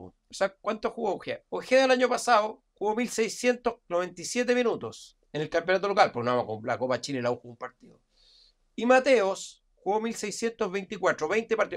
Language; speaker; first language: Spanish; native; Spanish